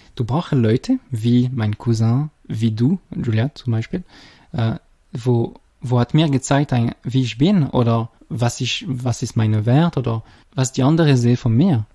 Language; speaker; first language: German; non-native, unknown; French